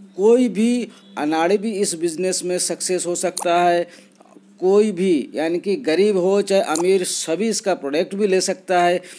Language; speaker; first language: Hindi; native; Hindi